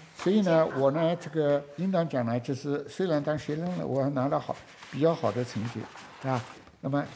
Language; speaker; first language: Chinese; native; Chinese